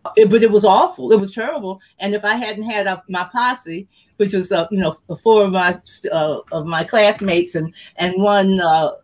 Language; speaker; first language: English; native; English